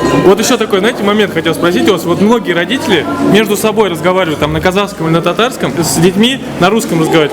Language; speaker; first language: Russian; native; Russian